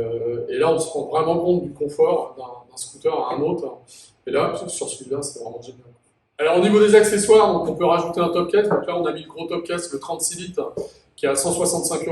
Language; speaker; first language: French; native; French